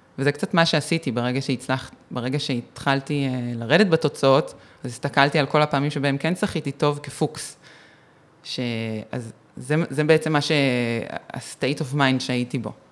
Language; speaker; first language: Hebrew; native; Hebrew